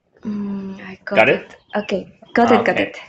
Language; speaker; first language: English; non-native, learner; Indonesian